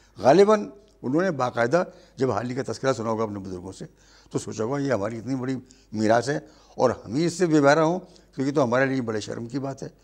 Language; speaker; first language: Urdu; native; Urdu